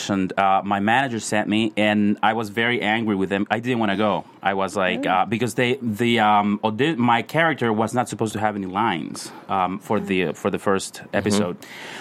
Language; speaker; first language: English; non-native, fluent; Spanish